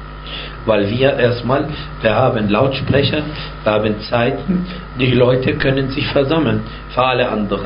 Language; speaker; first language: German; non-native, fluent; Arabic